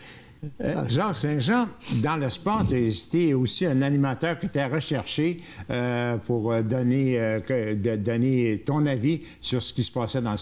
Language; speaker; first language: French; native; French